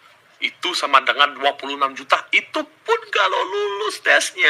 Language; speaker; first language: Indonesian; early bilingual, other home language; Russian